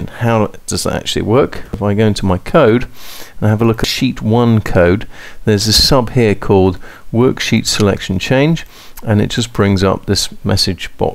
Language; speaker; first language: English; native; English